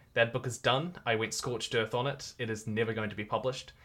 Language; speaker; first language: English; native; English